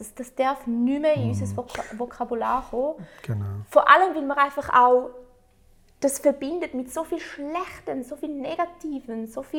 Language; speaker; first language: German; early bilingual, other home language; Albanian